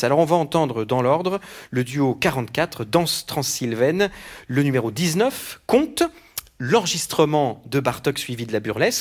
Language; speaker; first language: French; native; French